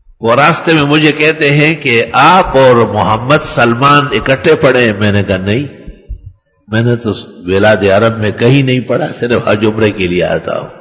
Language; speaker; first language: Urdu; non-native, local second language; Pashto